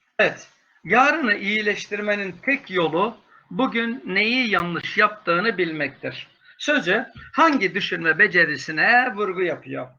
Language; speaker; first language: Turkish; native; Turkish